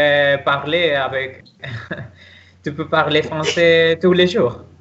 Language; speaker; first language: French; non-native, learner; Spanish